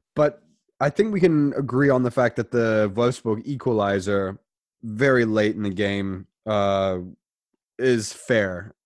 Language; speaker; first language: English; non-native, fluent; German